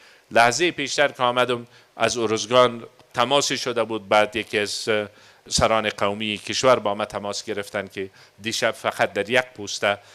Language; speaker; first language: Persian; native; Persian